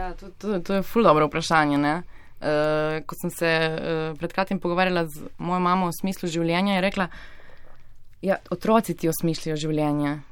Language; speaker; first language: Slovenian; native; Slovenian